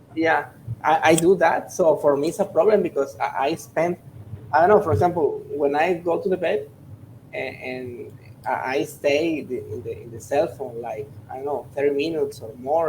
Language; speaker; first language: English; non-native, learner; Spanish